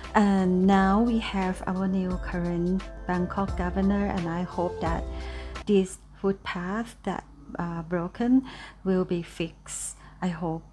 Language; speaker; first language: English; non-native, fluent; Thai